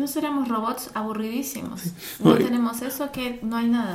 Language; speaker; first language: Spanish; native; Spanish